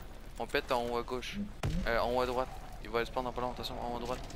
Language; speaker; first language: French; native; French